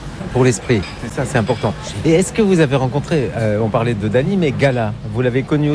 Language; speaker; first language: French; native; French